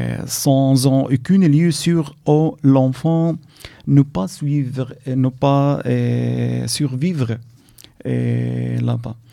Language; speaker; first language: French; non-native, learner; Arabic